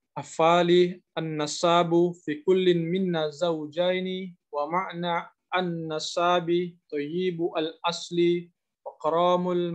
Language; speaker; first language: Arabic; non-native, learner; Indonesian